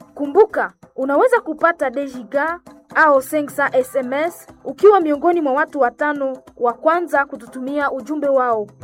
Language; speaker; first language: Swahili; non-native, local second language; Nande